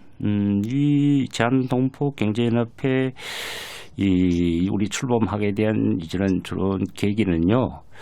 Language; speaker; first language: Korean; native; Korean